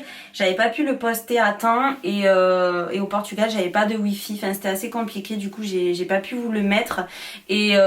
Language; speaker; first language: French; native; French